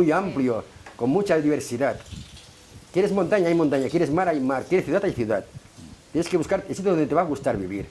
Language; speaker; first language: Spanish; native; Spanish